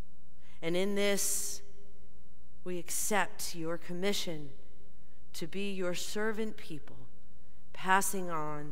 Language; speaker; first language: English; native; English